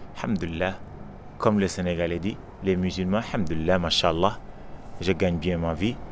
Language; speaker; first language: French; non-native, local second language; Wolof